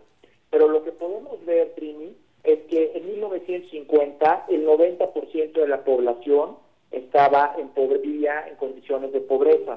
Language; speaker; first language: Spanish; native; Spanish